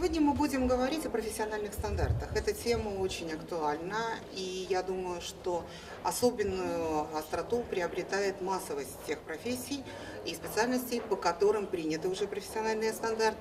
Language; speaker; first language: Russian; native; Russian